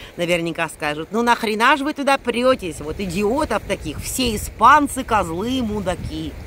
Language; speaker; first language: Russian; native; Russian